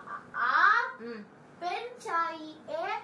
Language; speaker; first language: Hindi; non-native, learner; Tamil